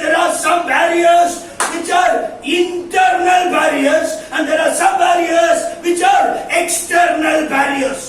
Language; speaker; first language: English; non-native, local second language; Kannada